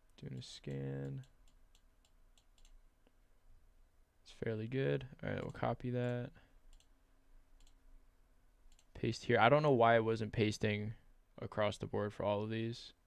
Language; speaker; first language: English; native; English